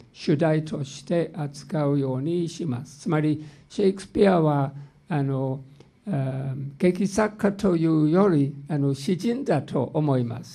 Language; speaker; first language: Japanese; non-native, fluent; English